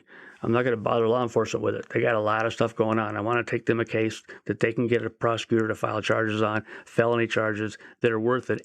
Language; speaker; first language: English; native; English